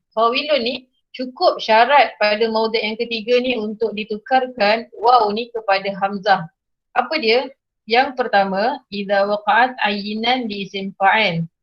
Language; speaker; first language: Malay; native; Malay